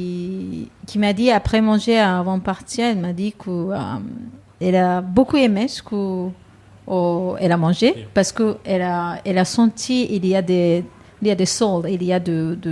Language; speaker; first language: French; non-native, fluent; Japanese